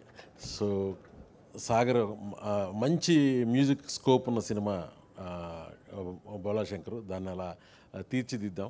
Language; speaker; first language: Telugu; native; Telugu